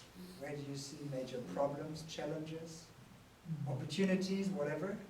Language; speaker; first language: English; non-native, fluent; German